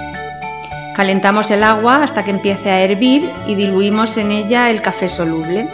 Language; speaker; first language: Spanish; native; Spanish